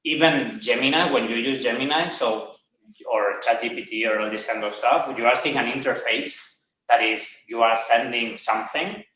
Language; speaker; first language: English; non-native, fluent; Catalan